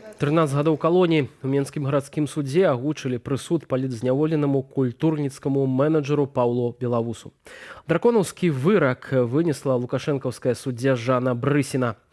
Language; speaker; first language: Belarusian; native; Belarusian